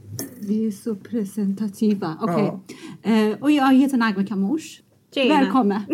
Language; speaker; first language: Swedish; non-native, fluent; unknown